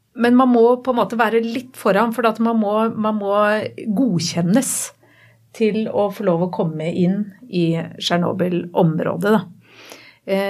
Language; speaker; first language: Norwegian; native; Norwegian